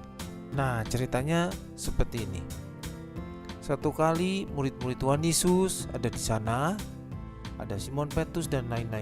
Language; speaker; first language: Indonesian; native; Indonesian